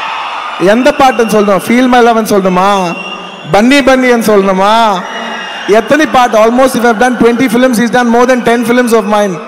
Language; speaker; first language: Tamil; non-native, local second language; Telugu